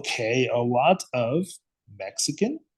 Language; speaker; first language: English; non-native, fluent; Spanish